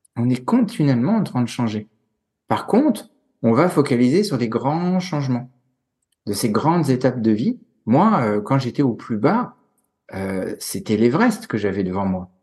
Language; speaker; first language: French; native; French